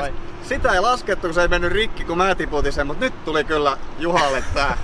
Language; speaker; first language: Finnish; native; Finnish